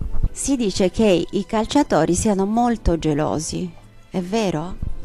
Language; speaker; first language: Italian; native; Italian